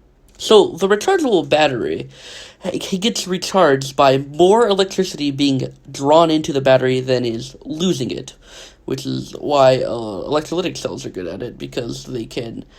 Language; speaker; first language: English; native; English